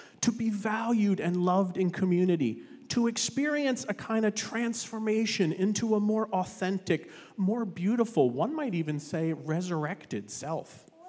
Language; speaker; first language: English; native; English